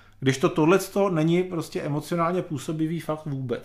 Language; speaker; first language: Czech; native; Czech